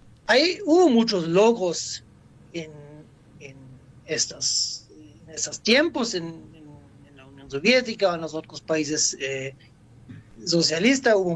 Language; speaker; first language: Spanish; non-native, fluent; German